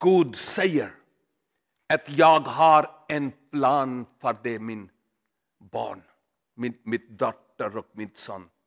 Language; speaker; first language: Swedish; non-native, learner; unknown